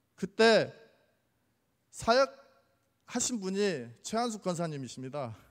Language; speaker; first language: Korean; native; Korean